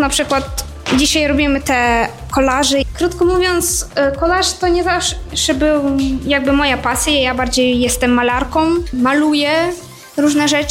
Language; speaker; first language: Polish; non-native, fluent; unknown